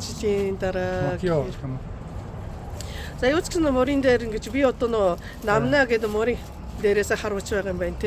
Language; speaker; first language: Mongolian; non-native, fluent; Japanese